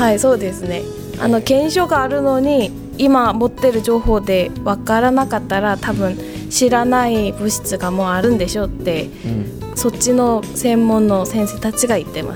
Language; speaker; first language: Japanese; non-native, fluent; Korean